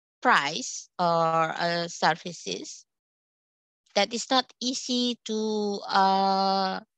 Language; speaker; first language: English; non-native, local second language; Indonesian